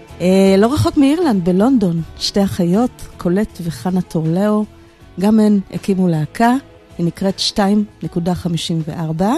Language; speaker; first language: Hebrew; native; Hebrew